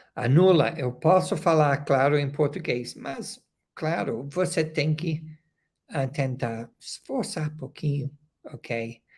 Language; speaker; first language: Portuguese; non-native, learner; English